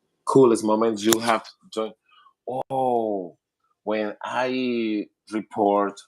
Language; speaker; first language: English; non-native, learner; Spanish